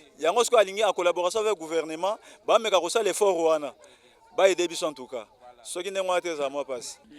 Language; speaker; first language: Lingala; native; Lingala